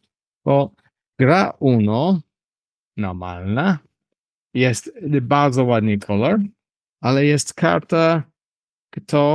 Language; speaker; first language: Polish; non-native, learner; English